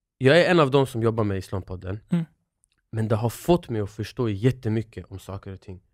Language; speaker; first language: Swedish; early bilingual, other home language; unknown